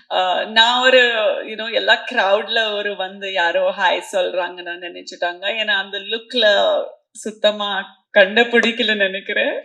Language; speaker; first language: Tamil; non-native, local second language; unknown